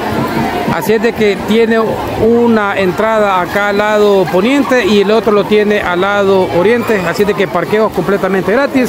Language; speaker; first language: Spanish; native; Spanish